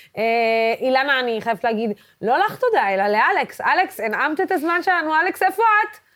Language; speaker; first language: Hebrew; non-native, local second language; Arabic